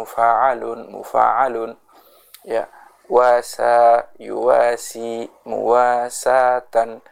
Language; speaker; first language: Arabic; non-native, fluent; Indonesian